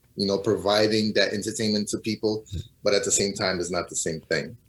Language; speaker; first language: English; non-native, fluent; Portuguese